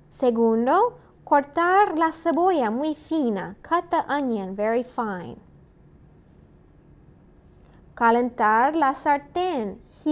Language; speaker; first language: Spanish; non-native, fluent; English